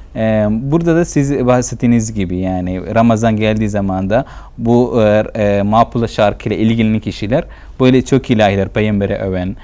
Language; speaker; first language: Turkish; non-native, fluent; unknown